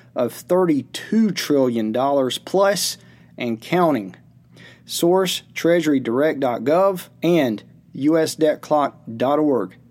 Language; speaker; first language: English; native; English